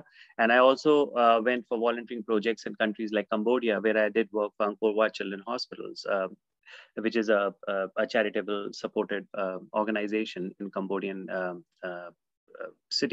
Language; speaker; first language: English; non-native, local second language; Hindi